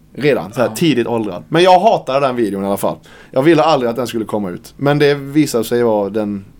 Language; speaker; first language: Swedish; native; Swedish